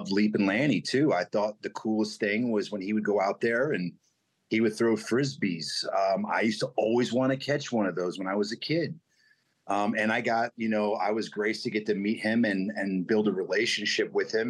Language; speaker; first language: English; native; English